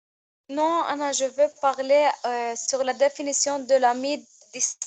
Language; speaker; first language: French; non-native, learner; Arabic